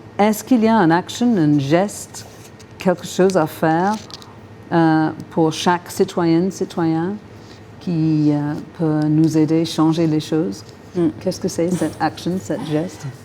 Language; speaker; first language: French; non-native, fluent; English